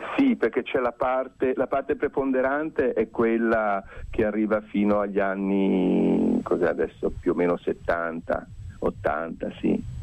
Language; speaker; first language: Italian; native; Italian